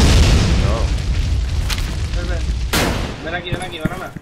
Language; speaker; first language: Spanish; native; Spanish